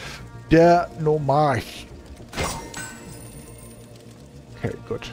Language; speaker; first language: German; native; German